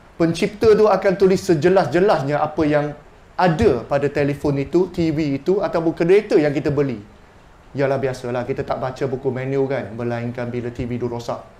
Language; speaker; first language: Malay; non-native, local second language; Chinese